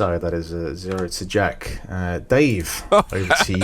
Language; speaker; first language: English; native; English